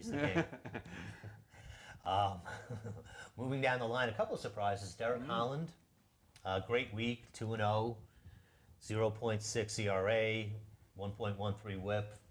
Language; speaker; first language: English; native; English